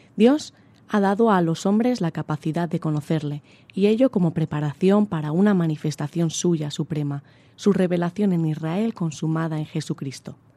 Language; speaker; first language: Spanish; native; Spanish